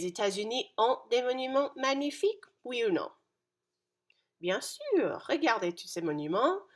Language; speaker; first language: French; non-native, fluent; English